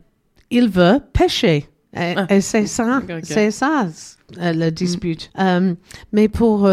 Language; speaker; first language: French; non-native, learner; English